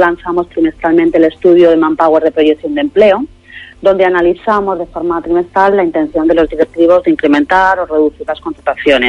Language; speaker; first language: Spanish; native; Spanish